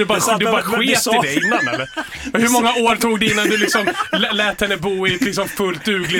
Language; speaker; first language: Swedish; native; Swedish